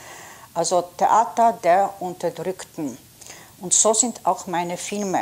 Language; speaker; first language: German; non-native, fluent; Polish